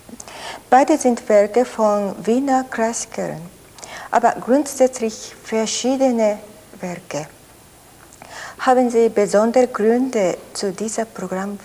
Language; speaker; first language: German; non-native, fluent; Japanese